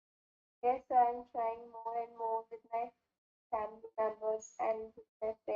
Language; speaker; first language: English; non-native, learner; Hindi